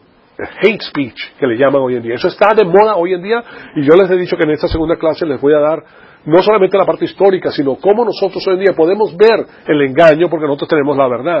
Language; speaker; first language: Spanish; native; Spanish